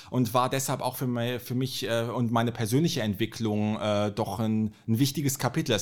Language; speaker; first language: German; native; German